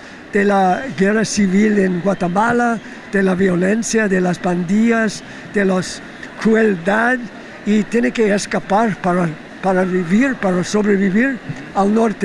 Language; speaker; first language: Spanish; non-native, fluent; English